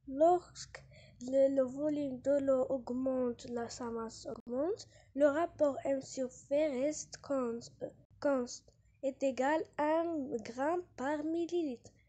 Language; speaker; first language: French; non-native, local second language; Arabic